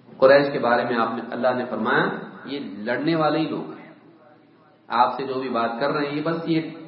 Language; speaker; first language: Urdu; native; Urdu